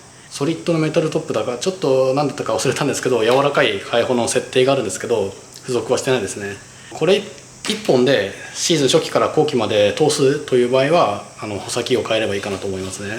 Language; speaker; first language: Japanese; native; Japanese